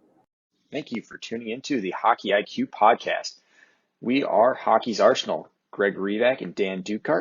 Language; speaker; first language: English; native; English